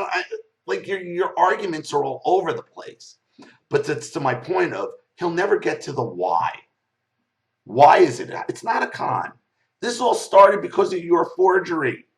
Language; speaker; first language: English; native; English